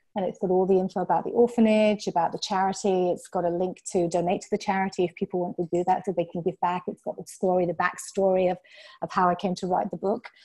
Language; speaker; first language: English; native; English